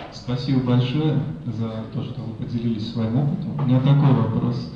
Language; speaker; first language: Russian; native; Russian